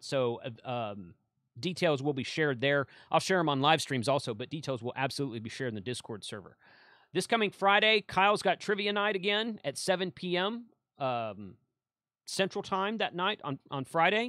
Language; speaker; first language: English; native; English